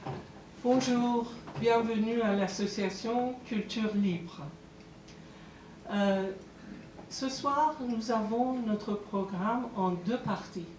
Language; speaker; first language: French; non-native, fluent; Persian